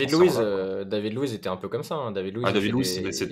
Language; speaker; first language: French; native; French